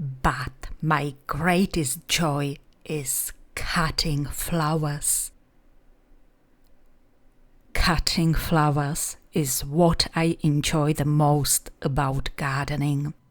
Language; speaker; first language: English; non-native, fluent; Czech